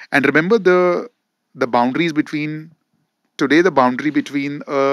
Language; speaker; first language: English; non-native, local second language; Hindi